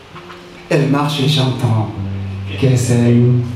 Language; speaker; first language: French; non-native, local second language; Wolof